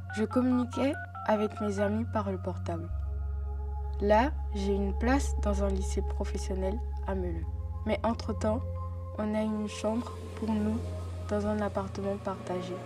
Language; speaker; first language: French; native; French